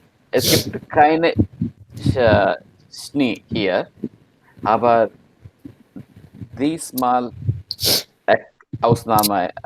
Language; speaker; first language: German; non-native, learner; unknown